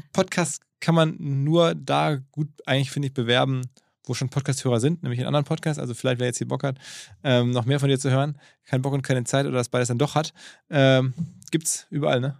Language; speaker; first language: German; native; German